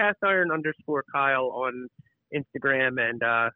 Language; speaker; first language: English; native; English